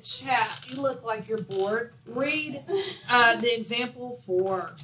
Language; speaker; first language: English; native; English